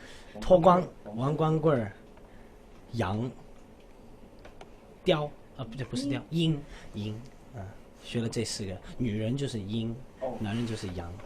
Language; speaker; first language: Chinese; non-native, local second language; Cantonese